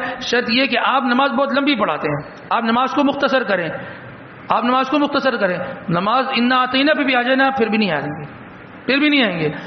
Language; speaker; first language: Urdu; native; Urdu